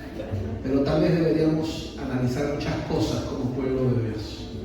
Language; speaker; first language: Spanish; native; Spanish